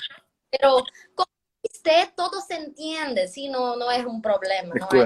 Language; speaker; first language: Spanish; non-native, fluent; Portuguese